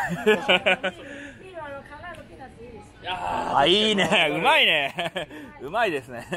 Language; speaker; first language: Japanese; native; Japanese